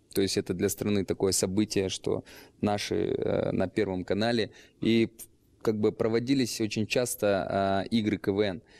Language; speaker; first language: Russian; native; Russian